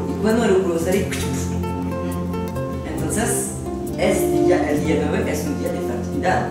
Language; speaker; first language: Spanish; non-native, fluent; French